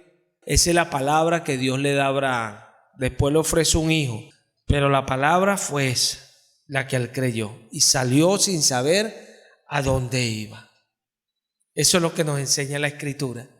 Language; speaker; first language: Spanish; native; Spanish